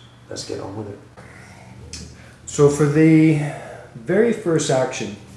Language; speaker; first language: English; native; English